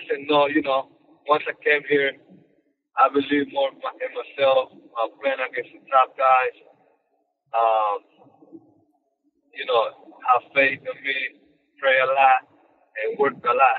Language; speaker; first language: English; non-native, fluent; Spanish